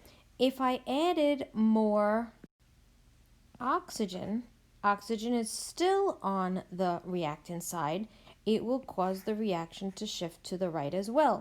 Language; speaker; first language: English; native; English